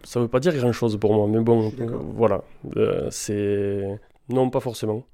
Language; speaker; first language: French; native; French